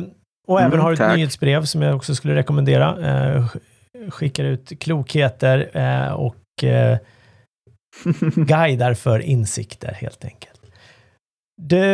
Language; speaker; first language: Swedish; native; Swedish